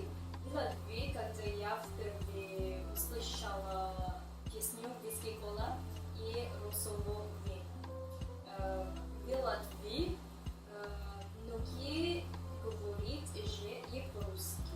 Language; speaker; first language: Russian; non-native, learner; English